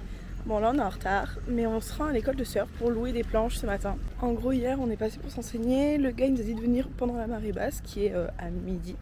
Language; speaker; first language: French; native; French